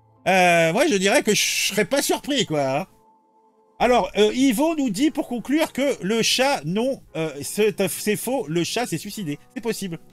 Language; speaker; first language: French; native; French